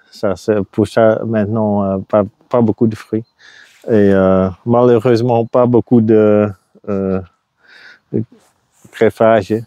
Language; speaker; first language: French; non-native, local second language; Dutch